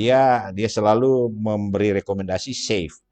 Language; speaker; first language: Indonesian; native; Indonesian